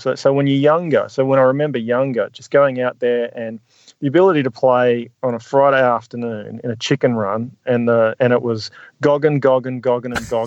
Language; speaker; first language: English; native; English